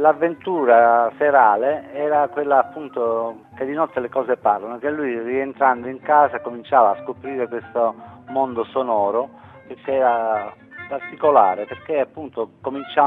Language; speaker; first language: Italian; native; Italian